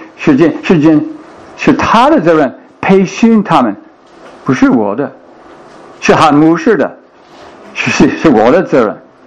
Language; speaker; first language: Chinese; non-native, fluent; English